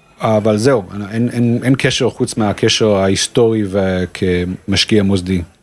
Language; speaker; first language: Hebrew; non-native, fluent; English